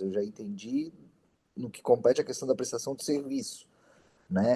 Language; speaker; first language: Portuguese; native; Portuguese